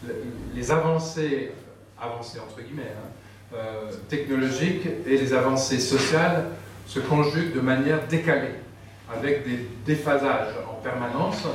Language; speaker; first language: French; native; French